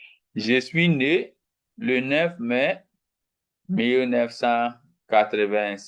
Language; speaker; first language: French; non-native, fluent; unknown